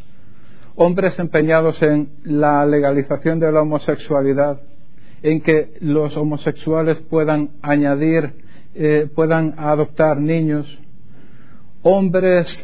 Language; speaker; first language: Spanish; native; Spanish